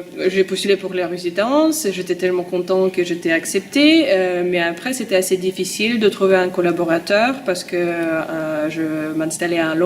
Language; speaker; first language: French; non-native, fluent; Russian